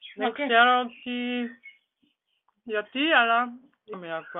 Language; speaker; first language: Greek; non-native, learner; German